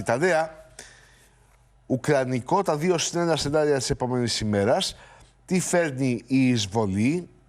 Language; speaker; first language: Greek; native; Greek